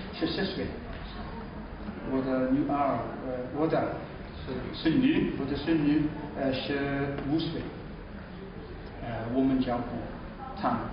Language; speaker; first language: Chinese; non-native, learner; English